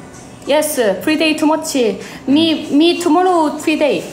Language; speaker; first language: English; non-native, learner; Thai